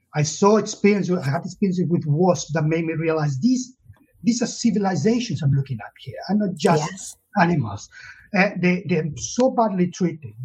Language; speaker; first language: English; non-native, fluent; Spanish